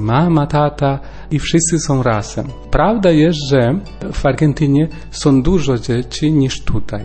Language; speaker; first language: Polish; non-native, learner; Spanish